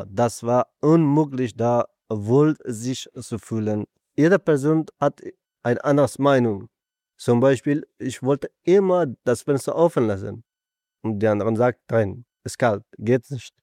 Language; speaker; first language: German; non-native, learner; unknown